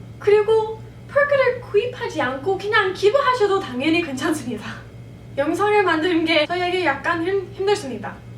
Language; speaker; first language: Korean; non-native, fluent; English